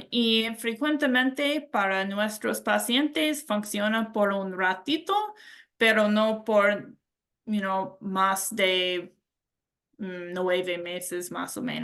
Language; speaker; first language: Spanish; non-native, learner; English